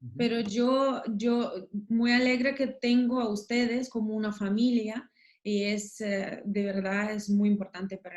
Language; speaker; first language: Spanish; non-native, learner; Russian